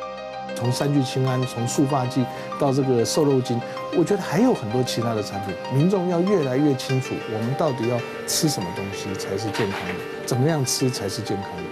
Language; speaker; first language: Chinese; native; Chinese